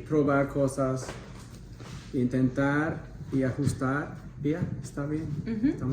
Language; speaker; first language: Spanish; non-native, fluent; English